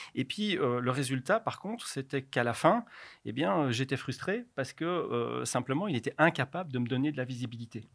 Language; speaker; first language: French; native; French